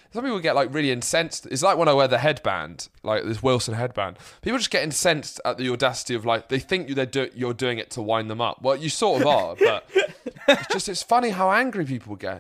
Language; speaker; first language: English; native; English